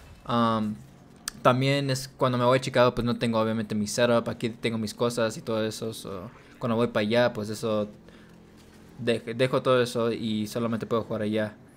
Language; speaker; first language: Spanish; early bilingual, heritage; Spanish